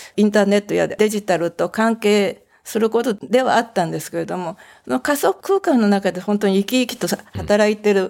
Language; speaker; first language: Japanese; native; Japanese